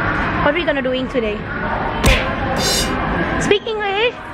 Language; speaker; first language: English; non-native, fluent; Thai